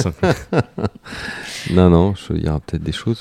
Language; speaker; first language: French; native; French